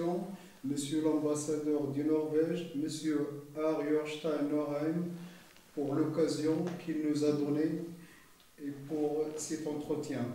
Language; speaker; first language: French; non-native, local second language; Arabic